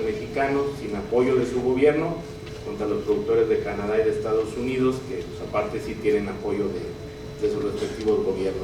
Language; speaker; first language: Spanish; native; Spanish